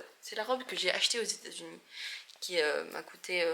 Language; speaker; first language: French; native; French